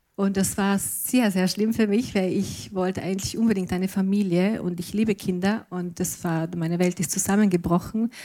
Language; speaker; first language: German; non-native, fluent; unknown